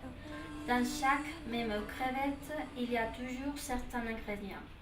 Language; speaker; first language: French; non-native, learner; Spanish